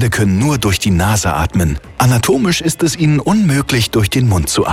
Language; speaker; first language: German; native; German